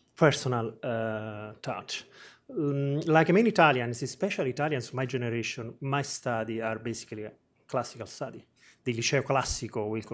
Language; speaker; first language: English; non-native, fluent; Italian